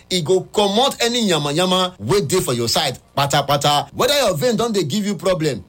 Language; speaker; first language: Nigerian Pidgin; native; Nigerian Pidgin